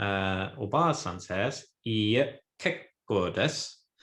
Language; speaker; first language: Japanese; non-native, fluent; English